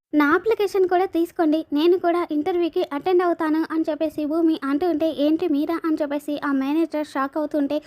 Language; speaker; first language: Telugu; native; Telugu